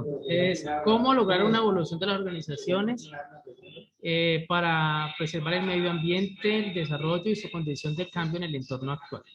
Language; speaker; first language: Spanish; native; Spanish